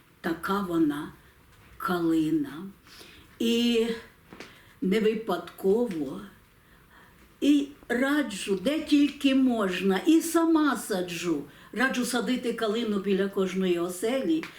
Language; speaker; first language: Ukrainian; native; Ukrainian